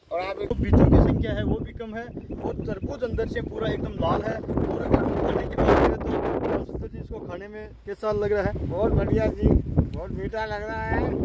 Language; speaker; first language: Hindi; native; Hindi